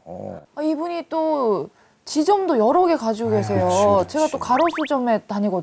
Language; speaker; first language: Korean; native; Korean